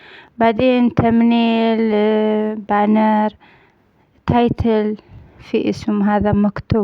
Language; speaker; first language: Arabic; non-native, learner; Amharic